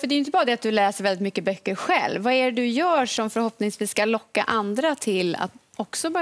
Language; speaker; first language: Swedish; native; Swedish